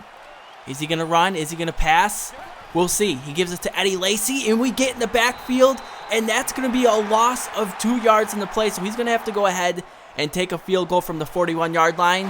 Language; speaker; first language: English; native; English